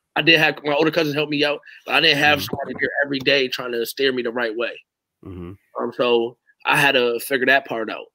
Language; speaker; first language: English; native; English